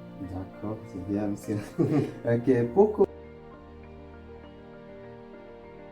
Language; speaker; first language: French; non-native, learner; Arabic